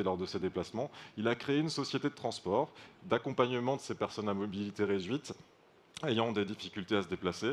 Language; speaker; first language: French; native; French